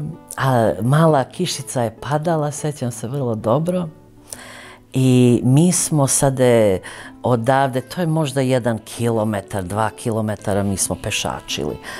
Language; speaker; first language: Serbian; early bilingual, other home language; Croatian